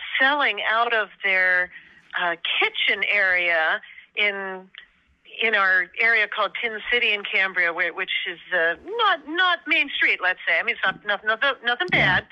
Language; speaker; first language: English; native; English